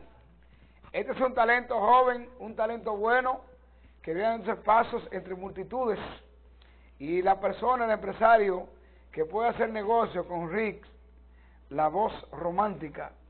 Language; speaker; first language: Spanish; native; Spanish